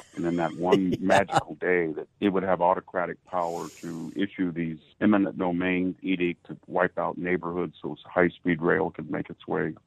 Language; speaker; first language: English; native; English